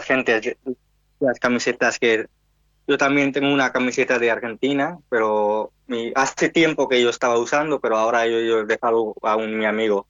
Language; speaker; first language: Spanish; non-native, learner; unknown